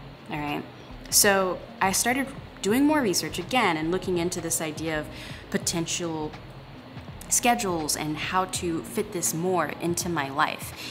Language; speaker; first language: English; native; English